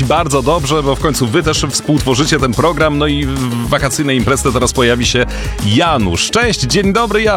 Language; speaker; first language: Polish; native; Polish